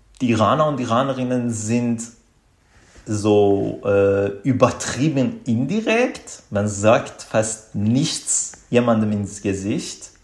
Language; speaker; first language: German; non-native, fluent; Azerbaijani